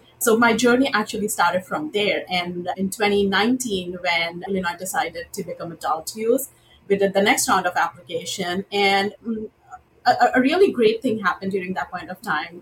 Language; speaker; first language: English; non-native, local second language; Marathi